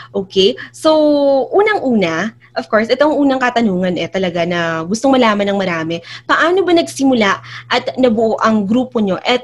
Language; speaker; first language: Filipino; native; Filipino